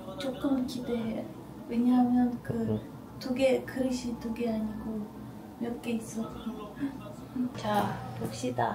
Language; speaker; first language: Korean; non-native, learner; Ukrainian